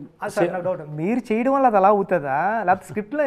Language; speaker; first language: Telugu; native; Telugu